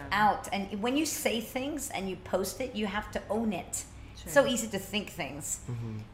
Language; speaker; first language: English; early bilingual, other home language; Swedish